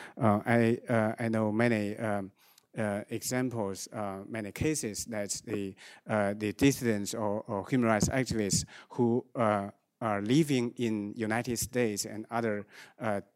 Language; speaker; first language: English; non-native, fluent; Chinese